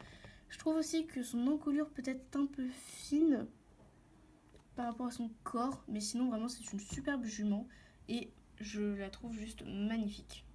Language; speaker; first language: French; native; French